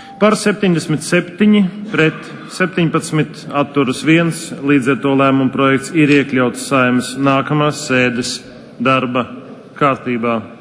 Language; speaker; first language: Latvian; native; Latvian